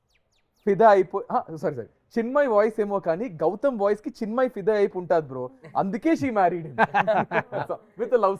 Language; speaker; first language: Telugu; native; Telugu